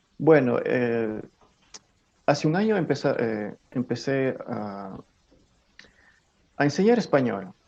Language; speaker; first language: Spanish; native; Spanish